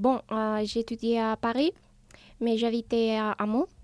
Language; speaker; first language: French; non-native, learner; Spanish